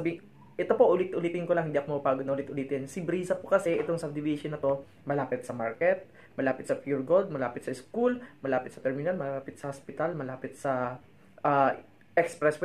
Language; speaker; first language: Filipino; native; Filipino